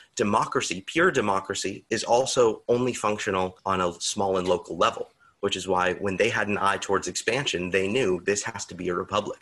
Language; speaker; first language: English; native; English